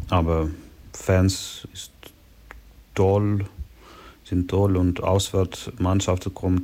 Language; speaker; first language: German; non-native, learner; Ukrainian